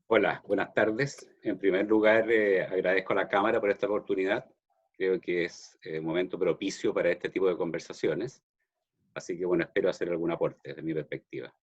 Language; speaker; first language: Spanish; native; Spanish